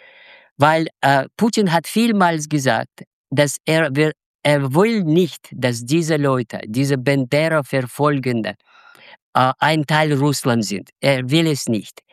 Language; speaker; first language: German; non-native, fluent; Russian